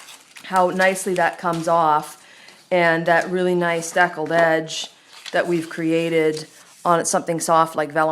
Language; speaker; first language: English; native; English